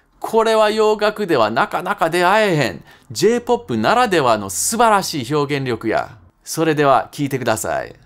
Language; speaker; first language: Japanese; non-native, fluent; English